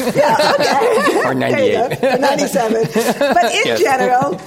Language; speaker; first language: English; native; English